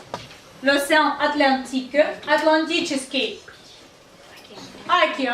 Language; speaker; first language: French; non-native, fluent; Russian